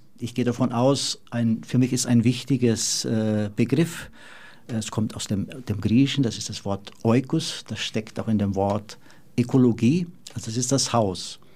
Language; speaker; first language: German; non-native, fluent; Portuguese